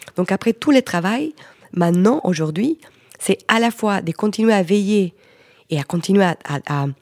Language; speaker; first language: French; non-native, fluent; Spanish